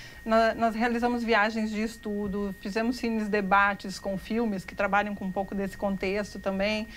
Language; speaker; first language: Portuguese; native; Portuguese